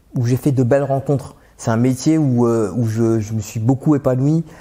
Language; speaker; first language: French; native; French